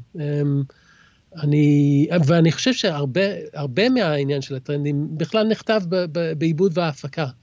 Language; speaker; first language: Hebrew; early bilingual, other home language; English